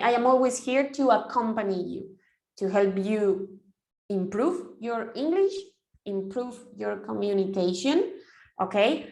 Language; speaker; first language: English; non-native, fluent; Spanish